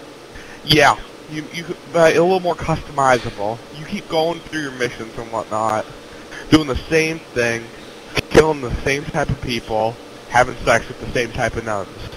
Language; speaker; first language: English; native; English